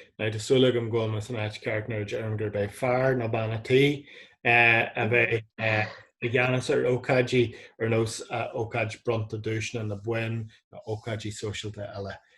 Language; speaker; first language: Irish; non-native, local second language; English